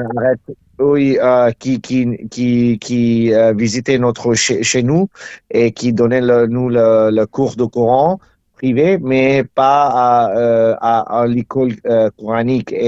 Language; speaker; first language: French; non-native, learner; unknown